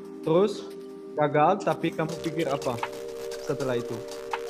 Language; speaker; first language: Indonesian; non-native, learner; Dutch